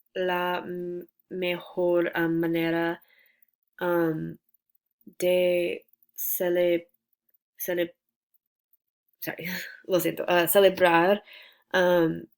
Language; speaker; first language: Spanish; non-native, learner; English